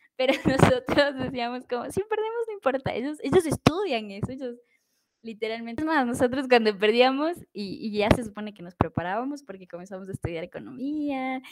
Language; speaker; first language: Spanish; native; Spanish